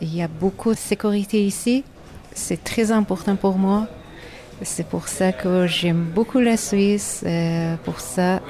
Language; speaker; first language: French; non-native, learner; Persian